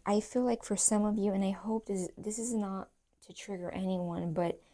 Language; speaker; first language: English; native; English